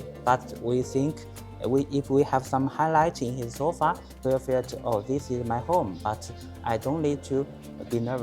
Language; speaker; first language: English; non-native, learner; Chinese